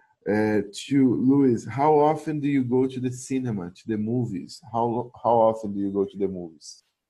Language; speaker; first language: English; non-native, fluent; Portuguese